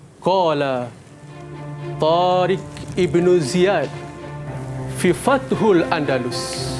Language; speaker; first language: Arabic; non-native, fluent; Malay